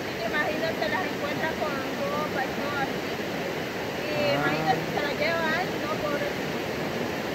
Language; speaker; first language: Spanish; native; Spanish